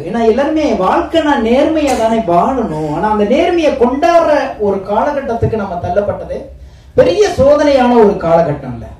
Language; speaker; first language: Tamil; native; Tamil